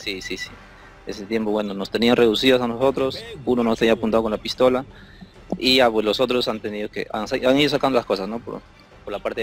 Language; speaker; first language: Spanish; native; Spanish